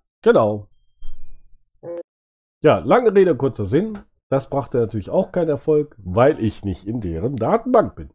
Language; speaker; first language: German; native; German